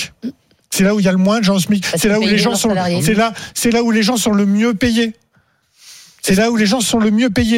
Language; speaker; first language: French; native; French